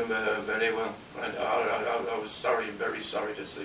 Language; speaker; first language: English; native; English